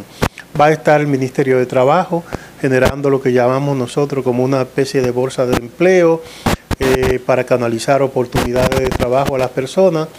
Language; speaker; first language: Spanish; native; Spanish